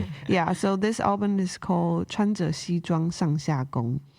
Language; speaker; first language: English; non-native, local second language; Chinese